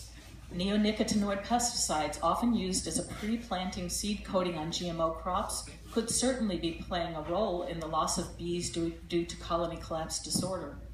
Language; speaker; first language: English; native; English